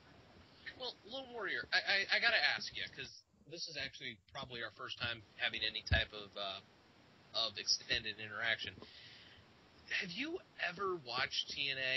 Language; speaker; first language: English; native; English